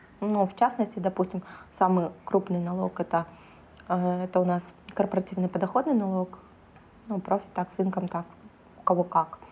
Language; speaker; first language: Russian; native; Russian